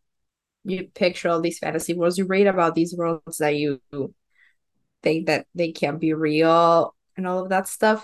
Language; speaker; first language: English; non-native, fluent; Spanish